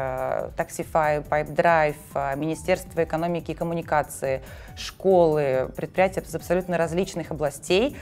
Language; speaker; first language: Russian; native; Russian